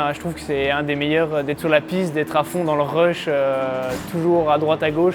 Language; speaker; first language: French; native; French